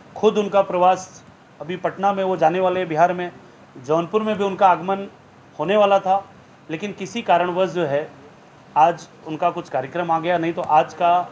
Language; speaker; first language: Hindi; native; Hindi